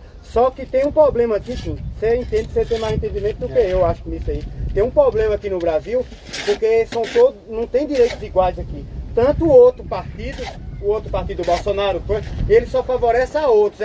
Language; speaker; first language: Portuguese; native; Portuguese